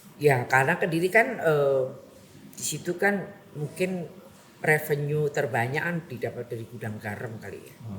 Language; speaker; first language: Indonesian; non-native, local second language; Javanese